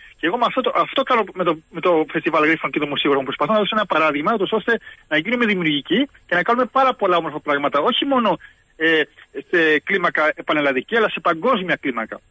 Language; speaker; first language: Greek; early bilingual, heritage; Greek